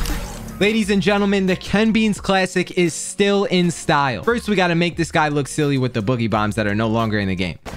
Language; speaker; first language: English; native; English